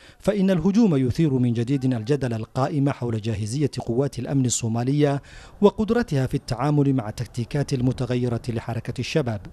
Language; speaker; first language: Arabic; non-native, local second language; Somali